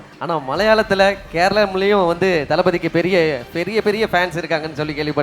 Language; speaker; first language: Tamil; native; Tamil